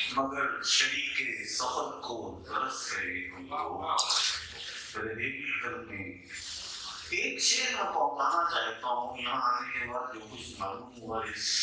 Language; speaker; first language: Urdu; native; Urdu